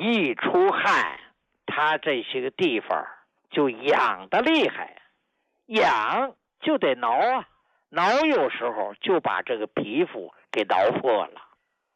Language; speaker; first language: Chinese; native; Chinese